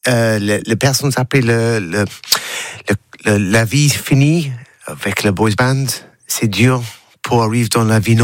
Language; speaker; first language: French; non-native, learner; English